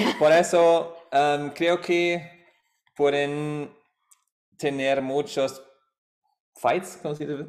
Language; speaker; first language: Spanish; non-native, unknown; German